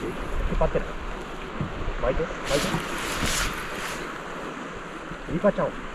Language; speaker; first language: Japanese; native; Japanese